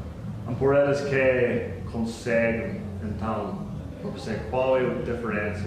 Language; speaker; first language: Portuguese; non-native, learner; English